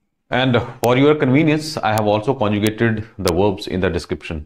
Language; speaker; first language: English; non-native, local second language; Hindi